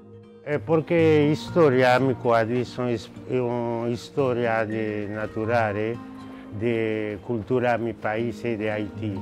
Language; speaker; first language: Italian; non-native, learner; Haitian Creole